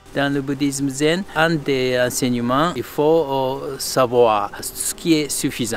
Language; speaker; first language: French; non-native, fluent; Japanese